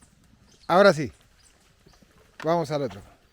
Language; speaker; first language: Spanish; native; Spanish